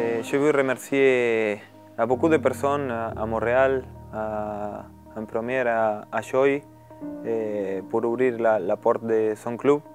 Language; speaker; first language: French; non-native, learner; Spanish